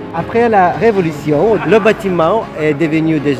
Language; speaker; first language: French; non-native, fluent; Russian